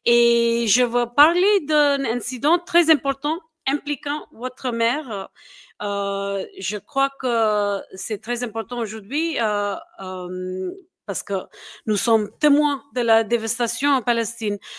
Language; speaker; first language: French; non-native, fluent; English